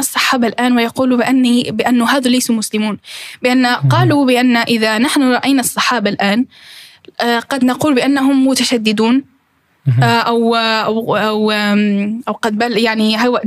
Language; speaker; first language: Arabic; early bilingual, heritage; Arabic